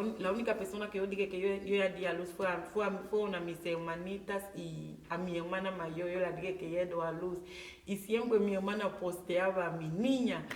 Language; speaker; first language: Spanish; non-native, local second language; Fang